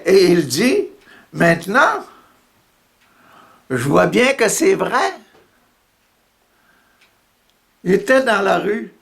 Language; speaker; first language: French; native; French